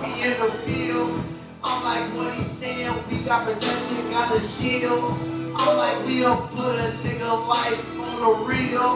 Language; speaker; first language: English; native; English